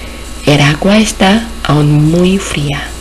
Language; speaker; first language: Spanish; non-native, fluent; Korean